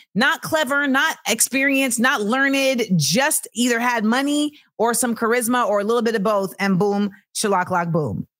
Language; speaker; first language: English; native; English